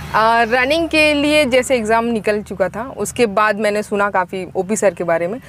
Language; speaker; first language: Hindi; native; Hindi